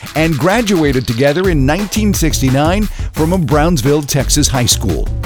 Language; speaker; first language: English; early bilingual, other home language; Spanish